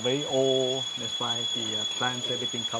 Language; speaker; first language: English; non-native, learner; Thai